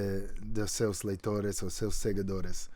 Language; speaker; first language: Portuguese; non-native, fluent; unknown